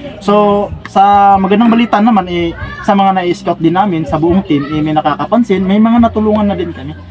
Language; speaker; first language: Filipino; non-native, local second language; Cebuano